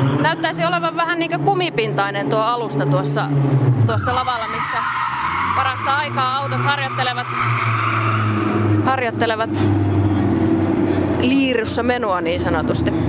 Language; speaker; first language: Finnish; native; Finnish